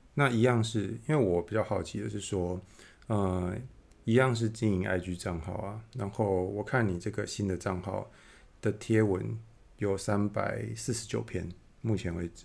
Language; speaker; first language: Chinese; native; Chinese